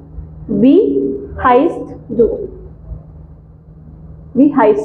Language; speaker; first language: German; non-native, fluent; Hindi